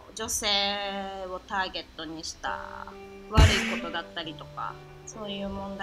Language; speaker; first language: Japanese; native; Japanese